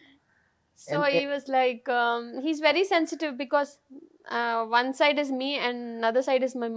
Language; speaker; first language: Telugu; non-native, learner; Tamil